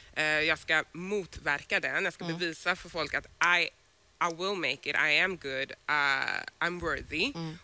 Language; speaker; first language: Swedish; early bilingual, other home language; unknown